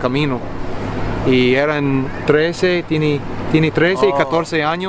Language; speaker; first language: Spanish; non-native, fluent; English